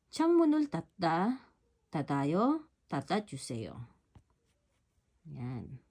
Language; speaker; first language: Korean; non-native, learner; Filipino